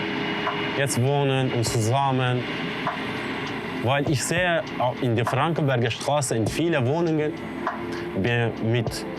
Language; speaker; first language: German; non-native, learner; Kurdish